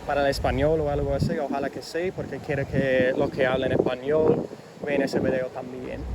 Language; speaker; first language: Spanish; non-native, learner; English